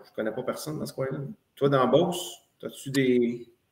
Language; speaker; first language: French; native; French